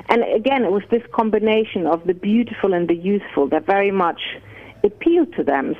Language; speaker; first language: English; non-native, fluent; German